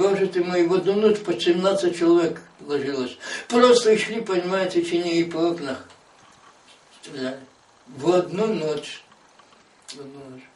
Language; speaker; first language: Russian; non-native, local second language; Ukrainian